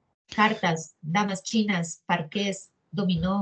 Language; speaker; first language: Spanish; native; Spanish